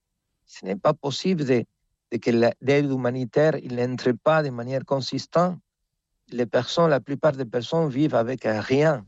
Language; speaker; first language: French; non-native, fluent; Spanish